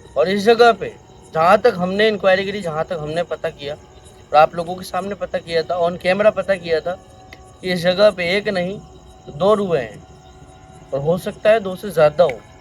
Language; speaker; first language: Hindi; native; Hindi